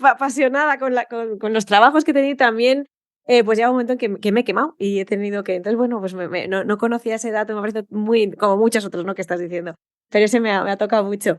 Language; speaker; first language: Spanish; native; Spanish